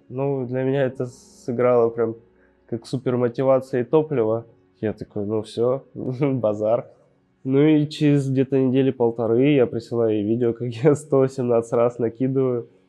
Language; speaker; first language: Russian; native; Russian